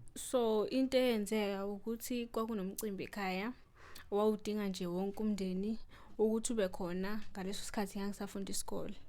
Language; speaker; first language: Zulu; native; Zulu